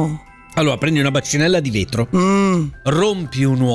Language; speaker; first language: Italian; native; Italian